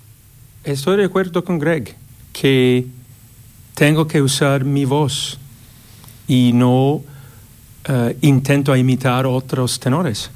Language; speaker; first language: Spanish; non-native, fluent; English